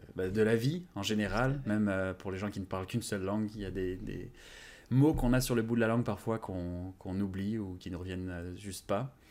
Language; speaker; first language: French; native; French